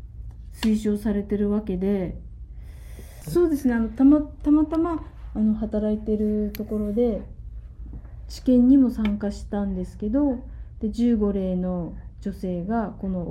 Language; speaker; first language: Japanese; native; Japanese